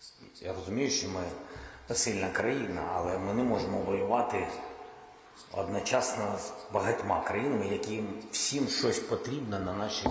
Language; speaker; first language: Ukrainian; non-native, local second language; Russian